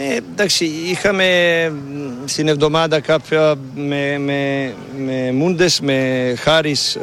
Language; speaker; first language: Greek; non-native, learner; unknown